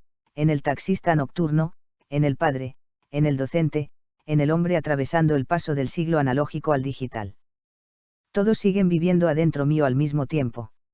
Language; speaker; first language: Spanish; native; Spanish